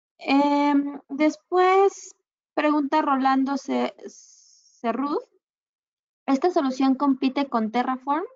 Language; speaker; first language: Spanish; native; Spanish